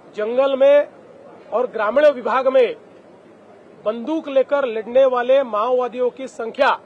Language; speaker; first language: Hindi; non-native, local second language; Marathi